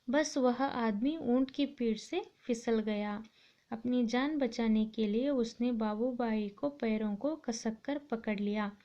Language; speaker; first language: Hindi; non-native, local second language; Kannada